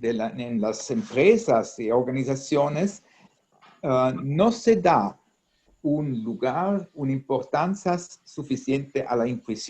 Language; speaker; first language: Spanish; non-native, fluent; Italian